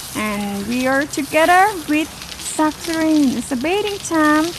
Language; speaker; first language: English; non-native, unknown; Thai